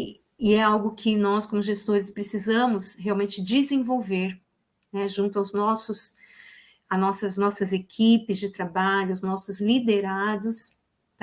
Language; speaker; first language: Portuguese; native; Portuguese